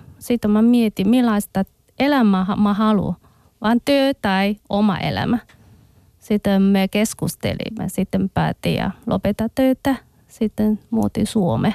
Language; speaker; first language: Finnish; non-native, learner; Chinese